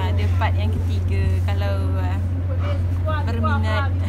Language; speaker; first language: Malay; native; Malay